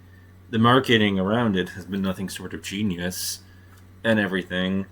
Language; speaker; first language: English; native; English